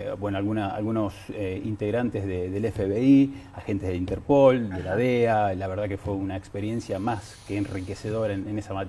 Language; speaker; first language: Spanish; native; Spanish